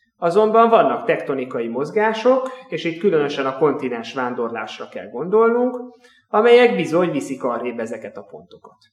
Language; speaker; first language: Hungarian; native; Hungarian